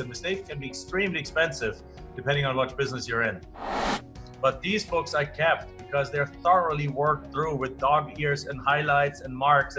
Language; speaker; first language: English; non-native, fluent; German